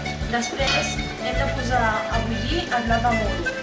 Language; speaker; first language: Catalan; early bilingual, other home language; Spanish